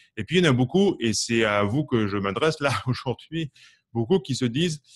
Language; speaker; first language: French; native; French